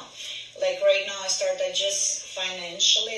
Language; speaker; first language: English; non-native, fluent; Ukrainian